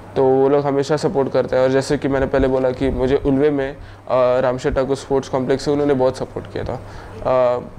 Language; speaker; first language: Hindi; non-native, local second language; Marathi